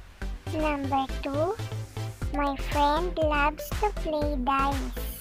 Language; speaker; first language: English; non-native, local second language; Filipino